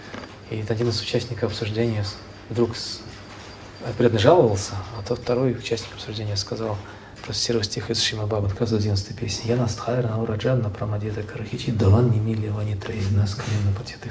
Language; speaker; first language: Russian; native; Russian